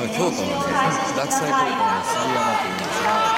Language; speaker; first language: Japanese; native; Japanese